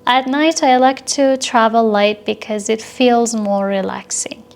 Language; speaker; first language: English; non-native, fluent; Persian